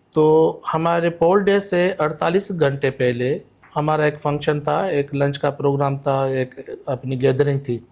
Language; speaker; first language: Urdu; non-native, local second language; Sindhi